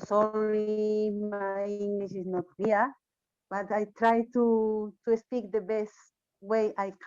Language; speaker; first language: English; non-native, learner; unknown